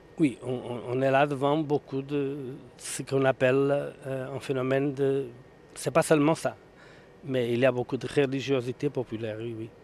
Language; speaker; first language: French; non-native, fluent; Portuguese